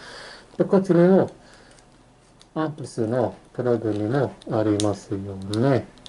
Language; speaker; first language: Japanese; non-native, fluent; English